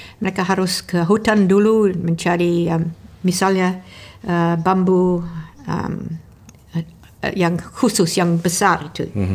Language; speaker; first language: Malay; non-native, fluent; English